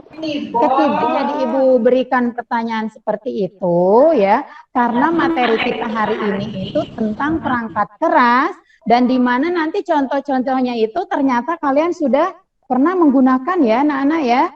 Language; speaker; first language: Indonesian; native; Indonesian